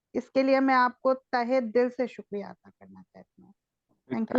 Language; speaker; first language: Hindi; native; Hindi